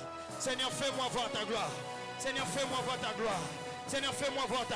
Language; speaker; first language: French; non-native, local second language; Lingala